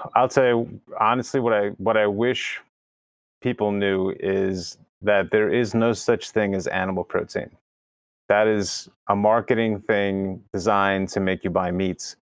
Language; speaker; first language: English; early bilingual, other home language; Spanish